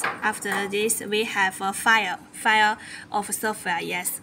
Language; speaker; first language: English; non-native, learner; Chinese